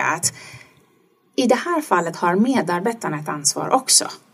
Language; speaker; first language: Swedish; non-native, fluent; Persian